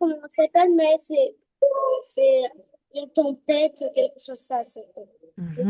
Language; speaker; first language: French; non-native, fluent; Russian